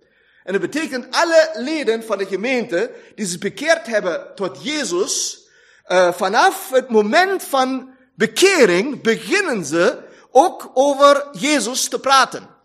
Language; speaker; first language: Dutch; non-native, fluent; German